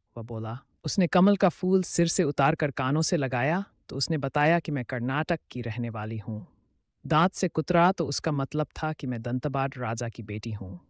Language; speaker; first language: Hindi; native; Hindi